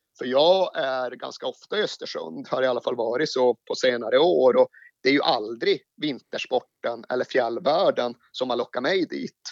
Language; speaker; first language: Swedish; native; Swedish